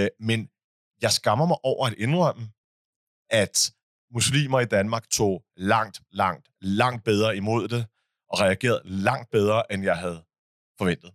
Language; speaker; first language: Danish; early bilingual, other home language; Arabic